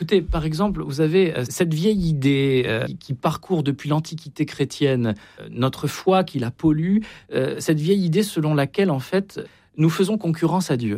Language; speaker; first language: French; native; French